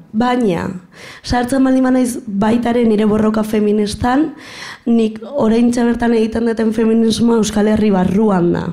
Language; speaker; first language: Basque; non-native, fluent; Spanish